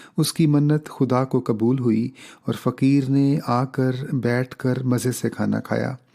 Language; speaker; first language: Urdu; native; Urdu